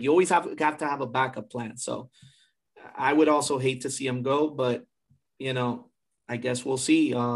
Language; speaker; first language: English; early bilingual, other home language; Spanish